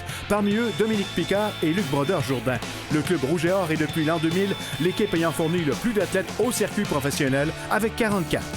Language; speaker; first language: French; native; French